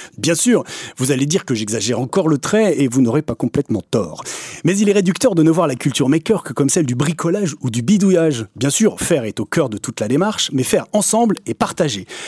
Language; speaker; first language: French; native; French